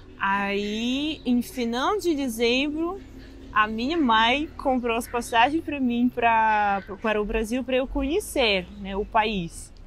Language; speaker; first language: Portuguese; non-native, fluent; Russian